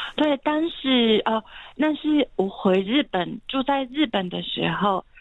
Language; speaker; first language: Chinese; non-native, fluent; Japanese